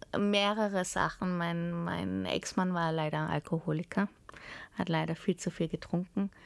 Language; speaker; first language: German; early bilingual, heritage; German